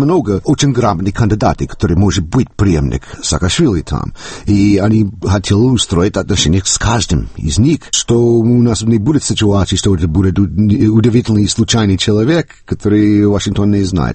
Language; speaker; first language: Russian; non-native, fluent; English